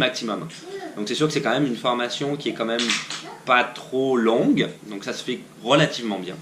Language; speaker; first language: French; native; French